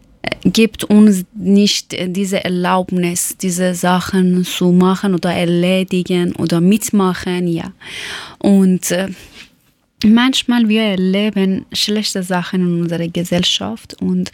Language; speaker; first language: German; non-native, learner; Persian